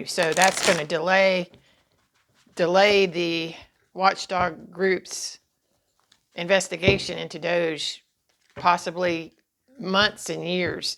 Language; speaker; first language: English; native; English